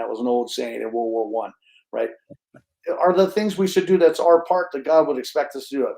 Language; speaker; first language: English; native; English